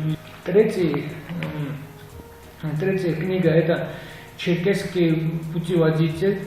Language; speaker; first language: Russian; non-native, local second language; Georgian